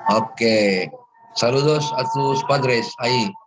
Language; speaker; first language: Spanish; non-native, fluent; Indonesian